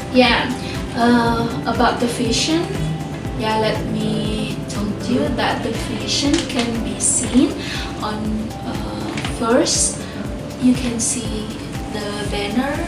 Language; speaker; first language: English; non-native, fluent; Indonesian